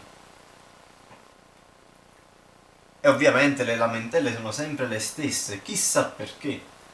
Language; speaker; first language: Italian; native; Italian